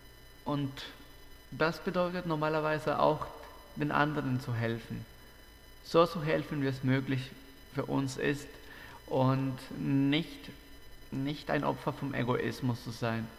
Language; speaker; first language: German; non-native, fluent; Spanish